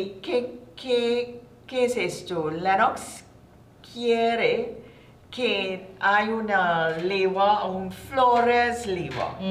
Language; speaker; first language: Spanish; non-native, learner; English